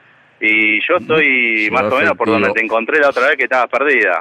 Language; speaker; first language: Spanish; native; Spanish